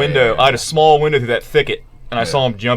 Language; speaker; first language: English; native; English